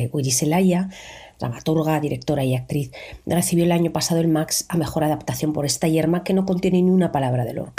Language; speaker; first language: Spanish; native; Spanish